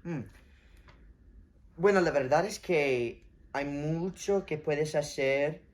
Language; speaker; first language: Spanish; non-native, learner; English